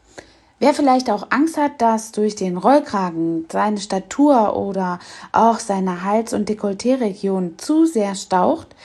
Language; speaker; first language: German; native; German